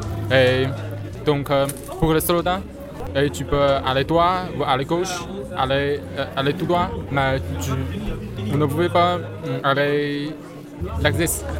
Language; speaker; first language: French; non-native, learner; Chinese